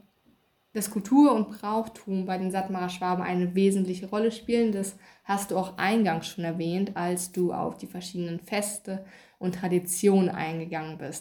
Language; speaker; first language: German; native; German